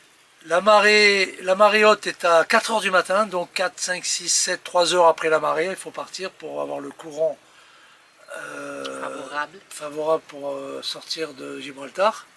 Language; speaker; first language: French; native; French